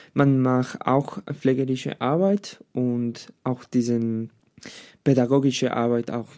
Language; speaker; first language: German; non-native, learner; Spanish